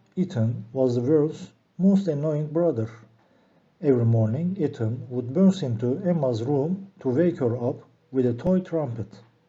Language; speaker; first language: English; non-native, fluent; Turkish